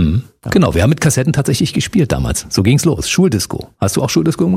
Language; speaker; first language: German; native; German